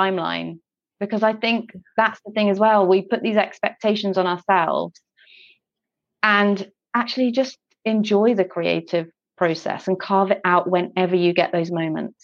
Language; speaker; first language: English; native; English